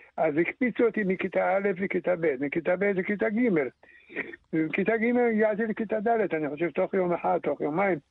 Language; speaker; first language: Hebrew; early bilingual, other home language; Arabic